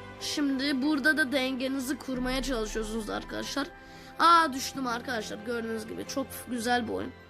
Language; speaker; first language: Turkish; native; Turkish